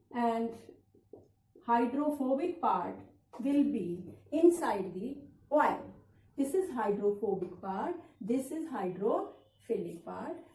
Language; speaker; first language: English; non-native, local second language; Punjabi